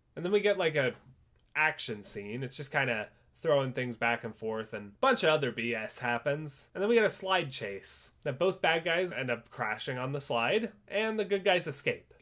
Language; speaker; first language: English; native; English